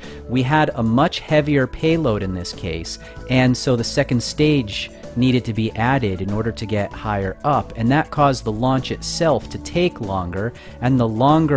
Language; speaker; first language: English; native; English